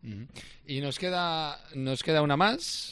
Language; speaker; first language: Spanish; native; Spanish